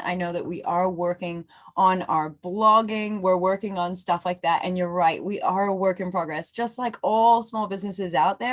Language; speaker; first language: English; native; English